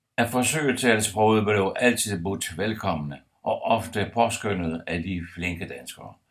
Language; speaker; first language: Danish; non-native, fluent; Italian